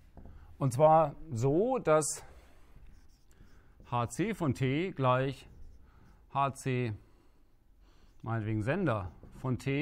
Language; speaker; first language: German; native; German